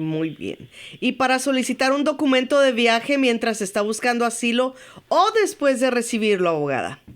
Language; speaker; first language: Spanish; native; Spanish